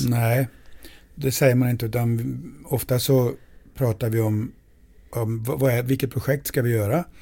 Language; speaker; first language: Swedish; native; Swedish